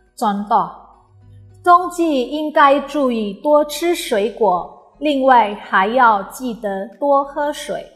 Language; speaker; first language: Chinese; non-native, fluent; Indonesian